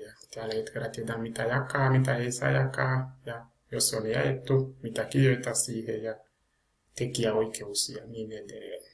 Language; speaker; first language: Finnish; non-native, learner; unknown